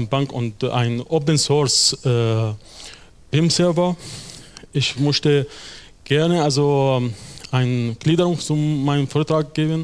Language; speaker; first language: German; non-native, fluent; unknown